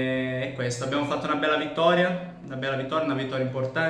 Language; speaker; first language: Italian; non-native, fluent; Portuguese